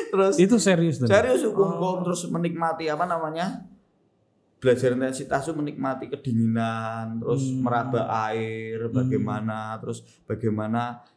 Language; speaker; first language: Indonesian; native; Indonesian